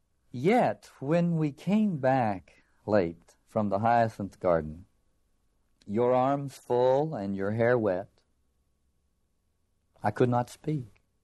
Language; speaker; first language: English; native; English